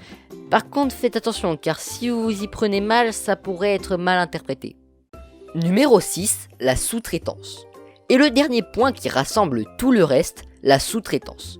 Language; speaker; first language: French; native; French